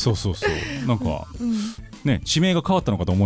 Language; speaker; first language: Japanese; native; Japanese